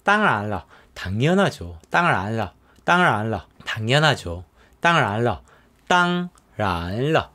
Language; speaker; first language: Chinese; non-native, fluent; Korean